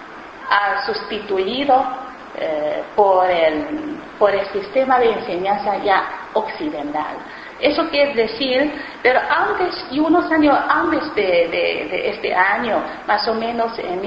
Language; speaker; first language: Spanish; non-native, fluent; Chinese